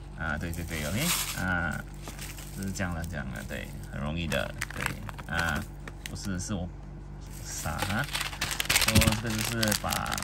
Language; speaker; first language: Chinese; non-native, local second language; English